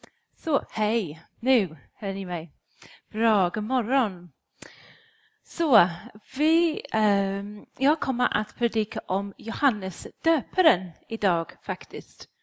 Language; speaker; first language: Swedish; non-native, fluent; English